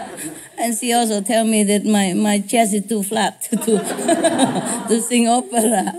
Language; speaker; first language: English; non-native, fluent; Vietnamese